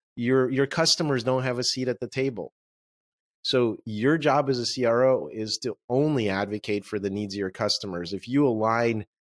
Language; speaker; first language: English; non-native, fluent; Russian